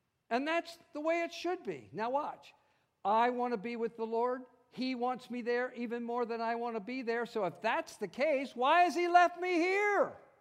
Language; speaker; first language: English; native; English